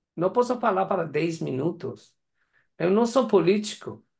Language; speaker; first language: Portuguese; non-native, learner; Persian